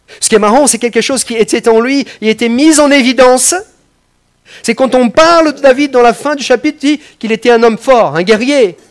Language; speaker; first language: French; non-native, fluent; Portuguese